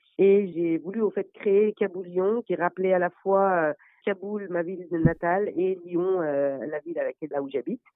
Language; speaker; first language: French; non-native, fluent; Persian